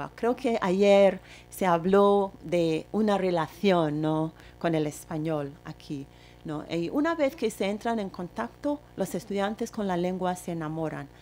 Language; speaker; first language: Spanish; non-native, fluent; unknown